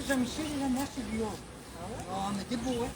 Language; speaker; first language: French; native; French